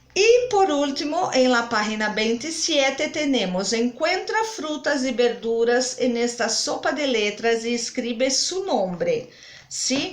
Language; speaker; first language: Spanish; non-native, fluent; Portuguese